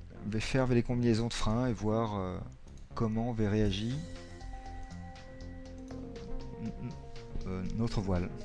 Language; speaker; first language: French; native; French